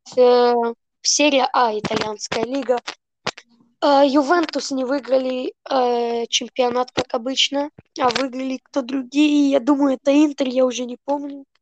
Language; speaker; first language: Russian; early bilingual, heritage; Russian